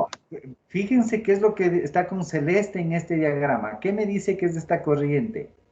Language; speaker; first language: Spanish; native; Spanish